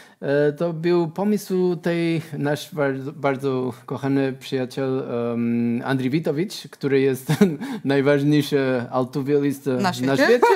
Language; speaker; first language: Polish; non-native, learner; Portuguese